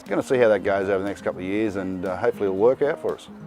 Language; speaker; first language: English; native; English